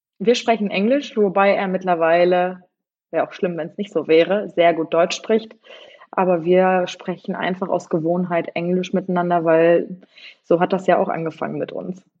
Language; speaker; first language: German; early bilingual, other home language; Polish